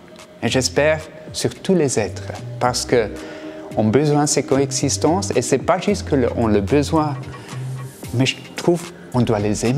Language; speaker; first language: French; non-native, fluent; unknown